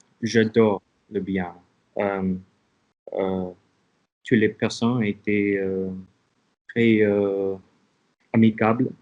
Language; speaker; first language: French; non-native, learner; English